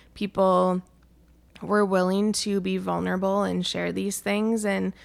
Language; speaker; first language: English; native; English